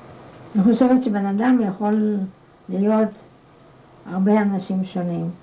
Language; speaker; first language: Hebrew; non-native, fluent; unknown